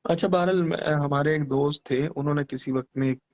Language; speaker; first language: Urdu; non-native, local second language; Punjabi